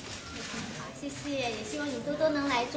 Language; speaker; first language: Chinese; native; Chinese